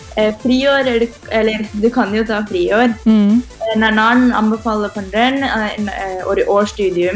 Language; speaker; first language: Norwegian; early bilingual, other home language; Tamil